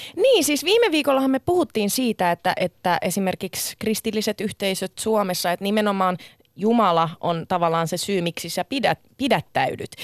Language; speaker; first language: Finnish; early bilingual, other home language; Sinhala